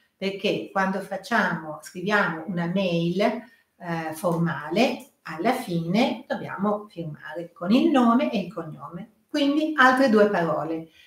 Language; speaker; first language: Italian; native; Italian